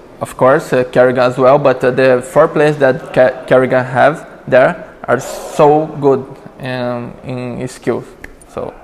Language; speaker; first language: English; non-native, learner; Portuguese